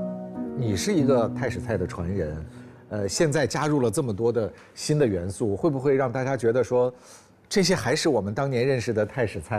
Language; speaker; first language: Chinese; native; Chinese